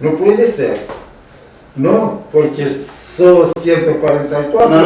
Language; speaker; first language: Spanish; non-native, learner; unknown